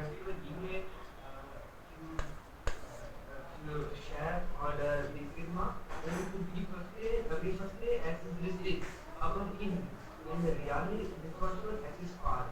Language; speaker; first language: German; non-native, learner; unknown